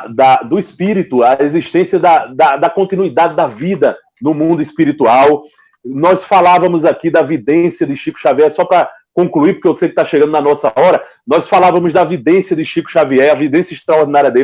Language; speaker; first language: Portuguese; native; Portuguese